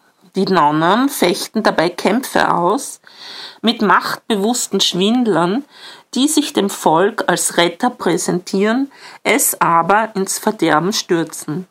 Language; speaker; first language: German; native; German